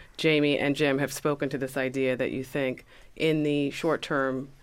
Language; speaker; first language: English; early bilingual, other home language; Yoruba